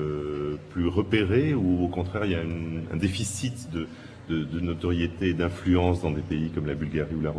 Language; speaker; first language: French; native; French